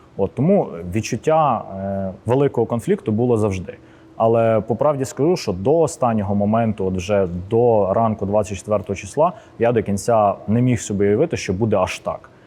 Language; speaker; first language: Ukrainian; native; Ukrainian